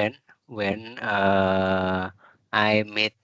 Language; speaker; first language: English; non-native, learner; Indonesian